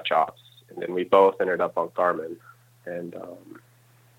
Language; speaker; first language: English; native; English